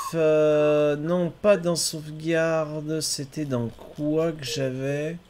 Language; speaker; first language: French; native; French